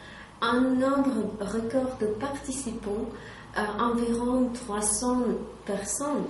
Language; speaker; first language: French; non-native, learner; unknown